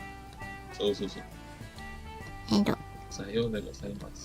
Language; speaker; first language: Japanese; non-native, learner; Spanish